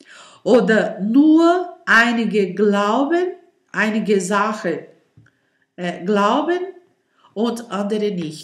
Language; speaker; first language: German; non-native, learner; Portuguese